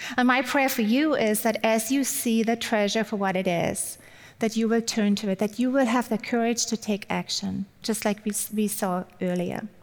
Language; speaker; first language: English; non-native, fluent; German